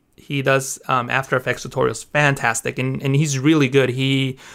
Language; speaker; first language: English; early bilingual, other home language; Spanish